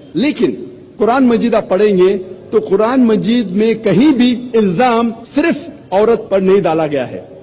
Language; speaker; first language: Urdu; non-native, local second language; Konkani